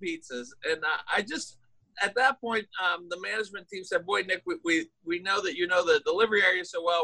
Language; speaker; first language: English; native; English